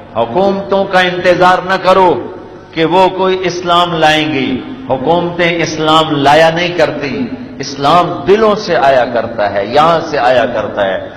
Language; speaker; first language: Urdu; non-native, local second language; Punjabi